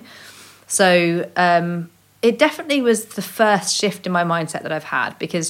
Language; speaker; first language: English; native; English